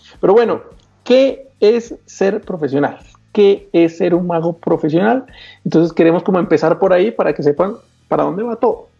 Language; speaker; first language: Spanish; native; Spanish